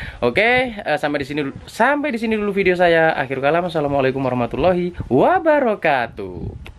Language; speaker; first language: Indonesian; non-native, local second language; Javanese